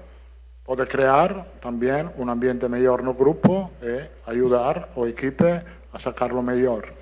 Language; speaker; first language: Portuguese; non-native, learner; Italian